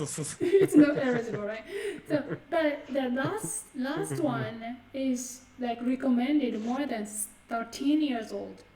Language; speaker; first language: English; non-native, fluent; Japanese